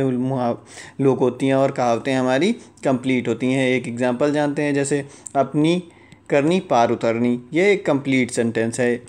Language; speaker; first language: Hindi; native; Hindi